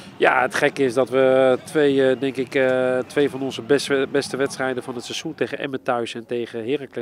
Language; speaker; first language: Dutch; native; Dutch